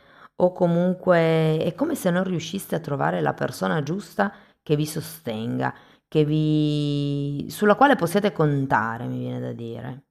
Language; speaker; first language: Italian; native; Italian